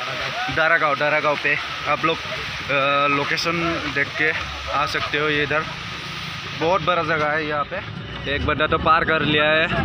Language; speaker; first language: Hindi; non-native, local second language; Assamese